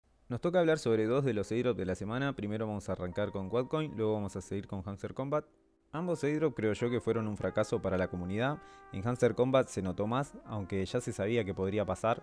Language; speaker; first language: Spanish; native; Spanish